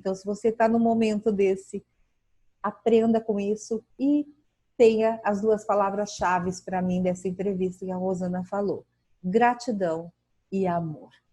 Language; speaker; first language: Portuguese; native; Portuguese